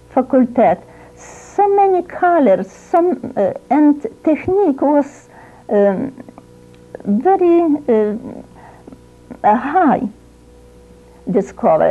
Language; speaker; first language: English; non-native, learner; Ukrainian